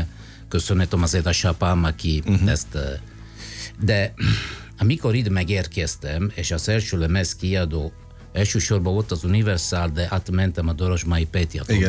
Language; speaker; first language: Hungarian; non-native, fluent; Italian